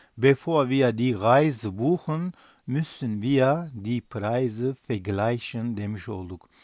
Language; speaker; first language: German; non-native, fluent; Turkish